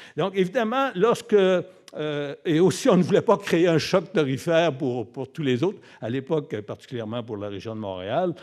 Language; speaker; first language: French; native; French